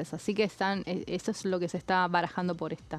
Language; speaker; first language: Spanish; native; Spanish